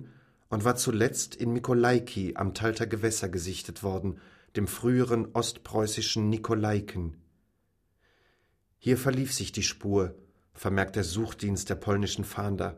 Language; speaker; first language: German; native; German